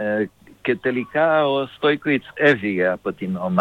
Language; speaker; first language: Greek; non-native, fluent; Serbian